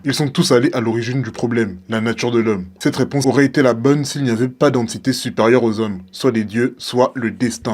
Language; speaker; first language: French; native; French